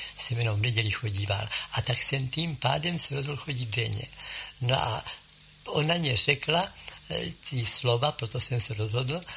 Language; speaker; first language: Czech; non-native, learner; Italian